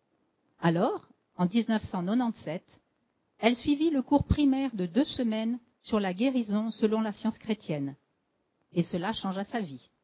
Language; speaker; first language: French; native; French